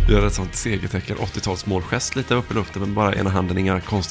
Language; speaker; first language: Swedish; native; Swedish